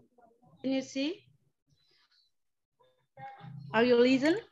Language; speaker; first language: English; non-native, learner; Indonesian